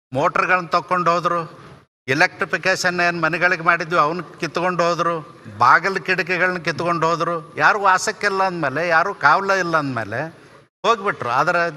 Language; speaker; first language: Kannada; native; Kannada